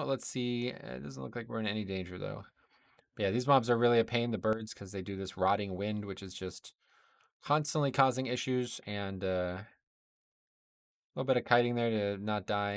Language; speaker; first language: English; native; English